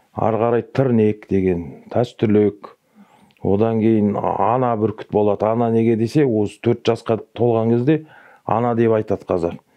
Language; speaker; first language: Kazakh; native; Kazakh